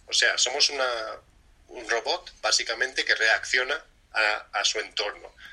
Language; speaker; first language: Spanish; early bilingual, other home language; English